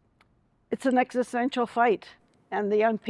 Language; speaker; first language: English; early bilingual, other home language; Ukrainian